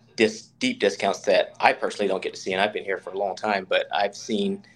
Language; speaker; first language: English; native; English